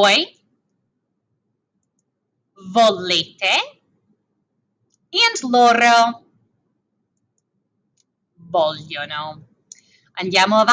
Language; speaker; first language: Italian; non-native, fluent; English